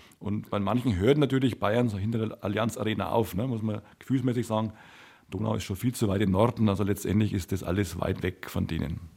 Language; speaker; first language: German; native; German